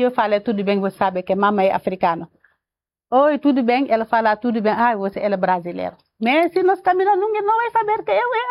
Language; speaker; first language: Portuguese; non-native, learner; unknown